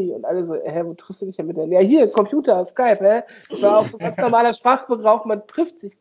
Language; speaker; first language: German; native; German